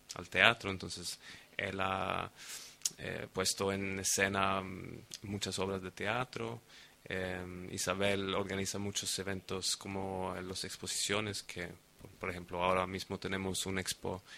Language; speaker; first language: Spanish; non-native, fluent; Swedish